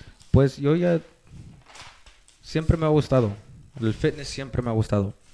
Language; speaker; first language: Spanish; early bilingual, heritage; Spanish